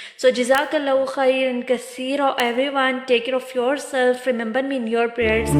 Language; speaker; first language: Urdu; non-native, local second language; Punjabi